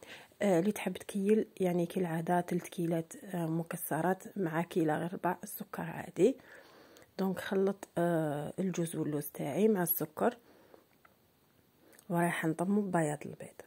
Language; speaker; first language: Arabic; native; Arabic